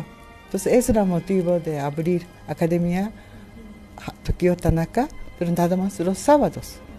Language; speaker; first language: Spanish; non-native, learner; Japanese